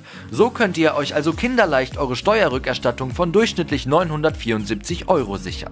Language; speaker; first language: German; native; German